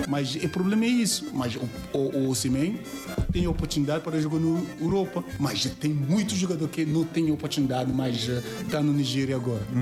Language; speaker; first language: Portuguese; non-native, learner; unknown